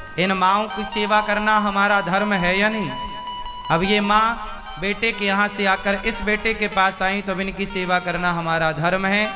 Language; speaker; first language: Hindi; native; Hindi